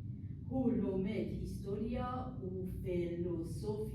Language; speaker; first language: Hebrew; non-native, learner; English